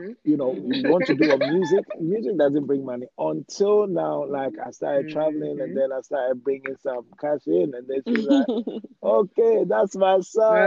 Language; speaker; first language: English; non-native, local second language; Akan